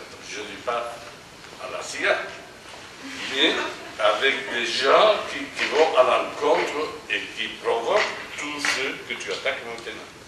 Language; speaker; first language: French; non-native, fluent; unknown